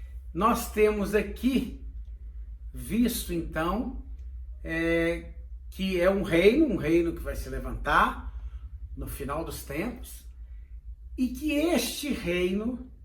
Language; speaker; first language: Portuguese; native; Portuguese